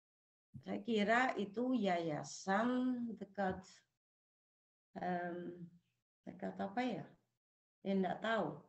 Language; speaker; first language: Indonesian; non-native, local second language; Javanese